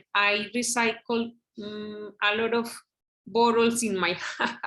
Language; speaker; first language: English; non-native, learner; Spanish